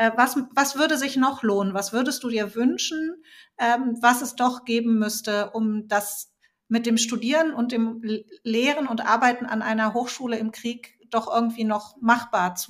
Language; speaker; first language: German; native; German